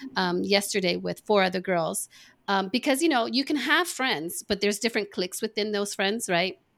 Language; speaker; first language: English; native; English